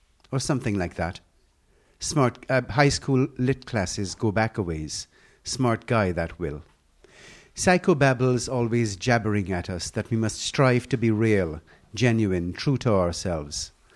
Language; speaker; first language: English; native; English